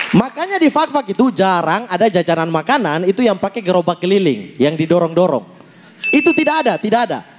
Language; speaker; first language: Indonesian; native; Indonesian